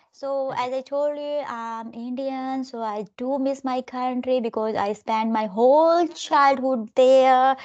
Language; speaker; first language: English; non-native, local second language; Hindi